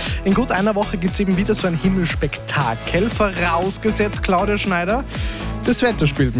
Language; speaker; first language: German; native; German